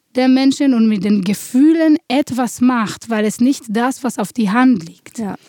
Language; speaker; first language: German; non-native, fluent; Hebrew